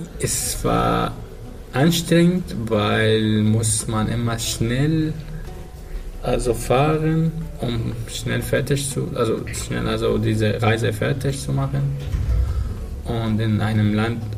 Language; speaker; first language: German; non-native, learner; Arabic